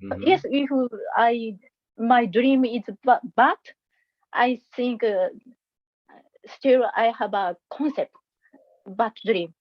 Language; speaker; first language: English; non-native, learner; Japanese